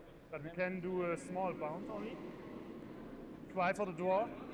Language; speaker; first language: English; non-native, fluent; German